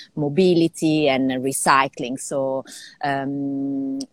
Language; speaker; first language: English; non-native, fluent; Italian